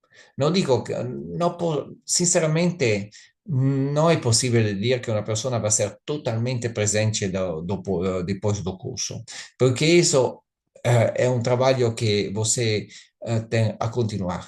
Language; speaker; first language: Spanish; non-native, learner; Italian